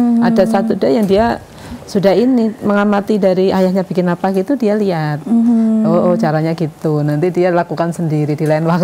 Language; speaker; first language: Indonesian; native; Indonesian